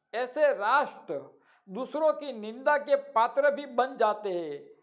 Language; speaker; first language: Hindi; non-native, local second language; Gujarati